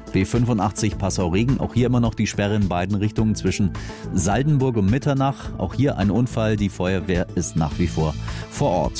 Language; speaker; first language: German; native; German